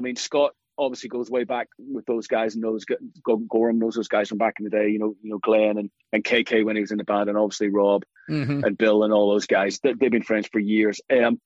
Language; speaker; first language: English; native; English